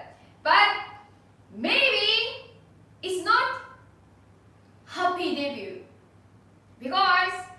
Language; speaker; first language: English; non-native, learner; Japanese